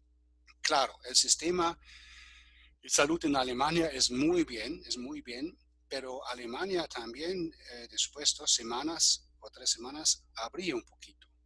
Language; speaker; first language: Spanish; non-native, fluent; German